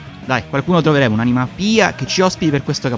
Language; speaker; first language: Italian; native; Italian